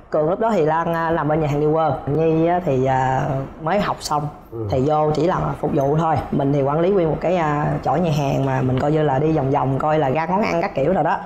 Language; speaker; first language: Vietnamese; non-native, local second language; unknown